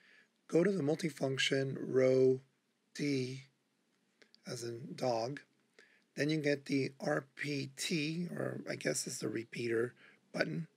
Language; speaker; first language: English; native; English